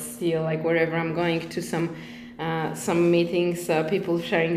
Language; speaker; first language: English; non-native, fluent; Polish